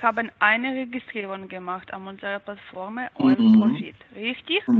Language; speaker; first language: German; non-native, learner; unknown